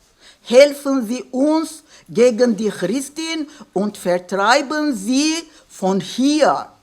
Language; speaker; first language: German; non-native, fluent; Kurdish